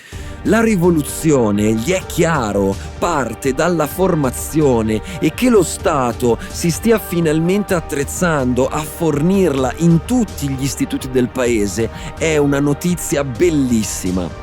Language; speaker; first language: Italian; native; Italian